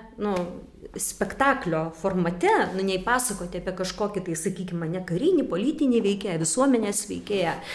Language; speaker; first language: Lithuanian; native; Lithuanian